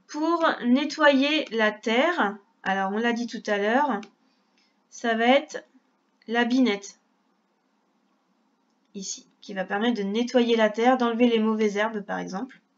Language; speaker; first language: French; native; French